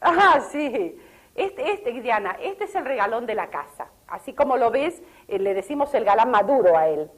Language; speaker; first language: Spanish; native; Spanish